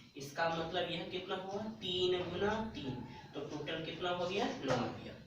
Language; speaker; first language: Hindi; native; Hindi